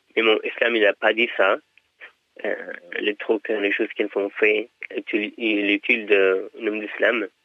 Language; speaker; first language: French; non-native, learner; Persian